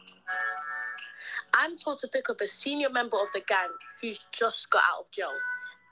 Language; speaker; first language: English; native; English